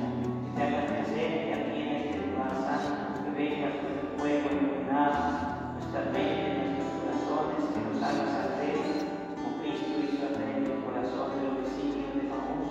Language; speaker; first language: Spanish; native; Spanish